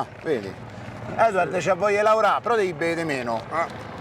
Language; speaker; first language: Italian; native; Italian